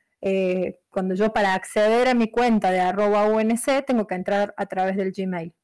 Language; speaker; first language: Spanish; native; Spanish